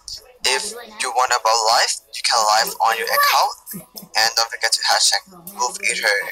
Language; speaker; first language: English; non-native, learner; Thai